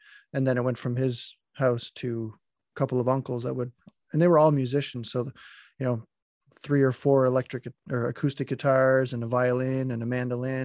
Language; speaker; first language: English; non-native, fluent; French